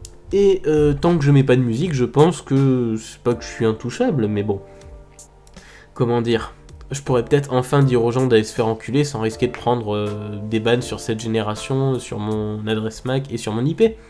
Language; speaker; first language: French; native; French